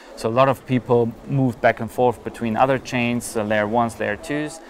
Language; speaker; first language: English; non-native, fluent; German